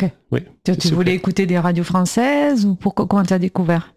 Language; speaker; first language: French; native; French